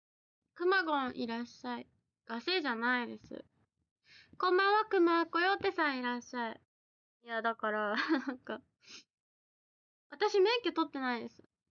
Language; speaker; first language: Japanese; native; Japanese